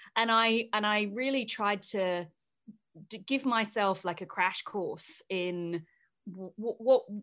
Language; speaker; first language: English; native; English